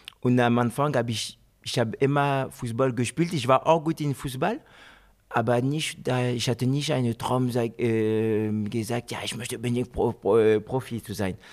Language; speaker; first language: German; non-native, fluent; French